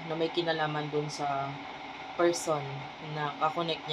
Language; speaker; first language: Filipino; native; Filipino